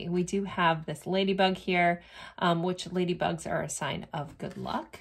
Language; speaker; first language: English; native; English